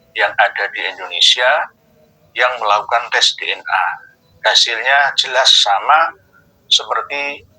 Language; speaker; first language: Indonesian; non-native, local second language; Javanese